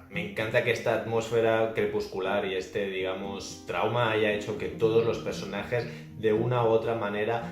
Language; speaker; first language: Spanish; native; Spanish